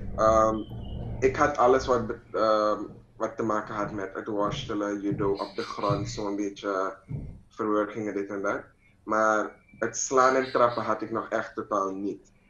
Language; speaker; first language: Dutch; native; Dutch